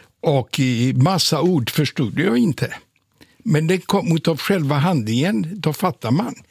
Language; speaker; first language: Swedish; non-native, fluent; Polish